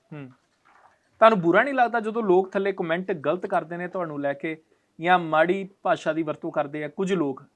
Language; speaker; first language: Punjabi; native; Punjabi